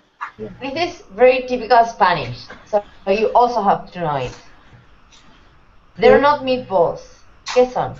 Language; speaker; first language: English; non-native, fluent; Spanish